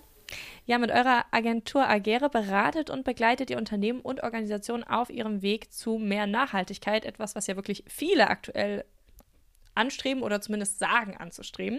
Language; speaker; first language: German; native; German